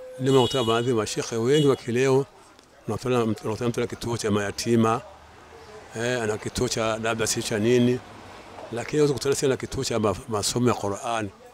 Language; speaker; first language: Swahili; native; Swahili